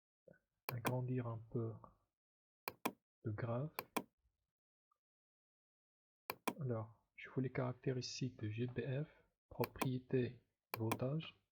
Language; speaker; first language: French; non-native, local second language; Arabic